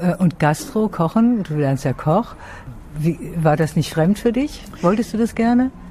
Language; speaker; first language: German; native; German